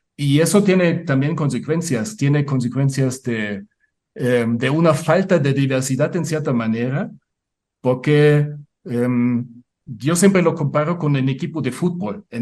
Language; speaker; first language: Spanish; non-native, fluent; German